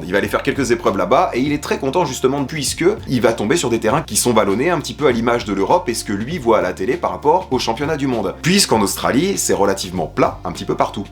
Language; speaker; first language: French; native; French